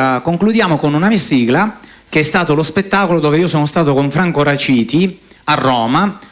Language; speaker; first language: Italian; native; Italian